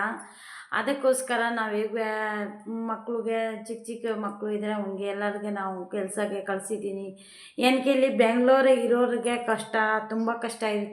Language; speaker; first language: Kannada; non-native, local second language; Hindi